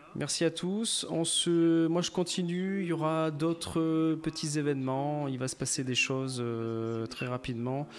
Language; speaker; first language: French; native; French